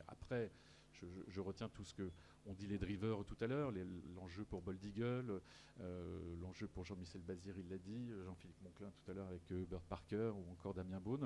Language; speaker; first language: French; native; French